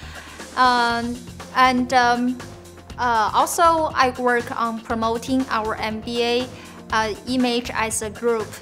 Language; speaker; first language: English; non-native, fluent; Chinese